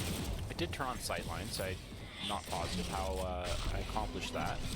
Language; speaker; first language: English; native; English